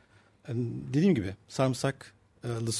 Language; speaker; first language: Turkish; early bilingual, heritage; Turkish